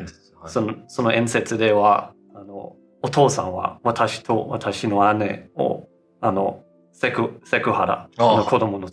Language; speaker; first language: Japanese; non-native, learner; Danish